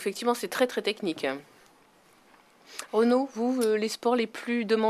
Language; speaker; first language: French; native; French